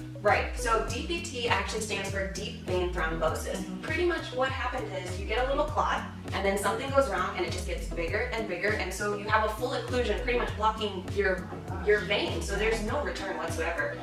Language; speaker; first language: English; native; English